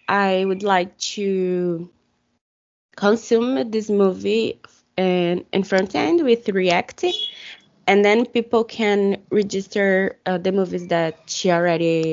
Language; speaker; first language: English; non-native, fluent; Portuguese